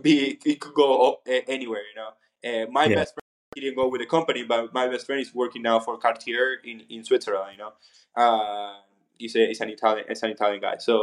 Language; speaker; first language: English; non-native, fluent; Spanish